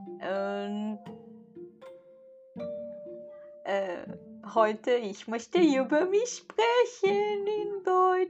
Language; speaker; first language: German; non-native, learner; Portuguese